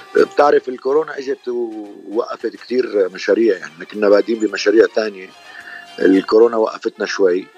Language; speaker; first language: Arabic; native; Arabic